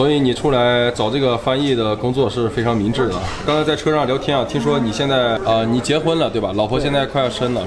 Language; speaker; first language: Chinese; native; Chinese